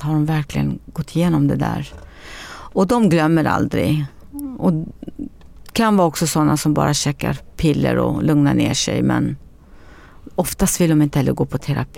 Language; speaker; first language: Swedish; early bilingual, other home language; Arabic